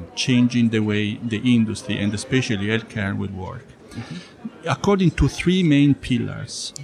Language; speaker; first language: English; non-native, fluent; Italian